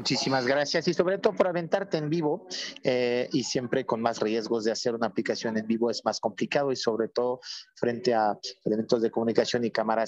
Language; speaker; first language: Spanish; native; Spanish